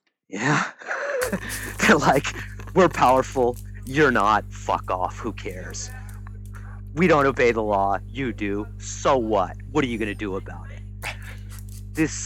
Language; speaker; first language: English; early bilingual, other home language; German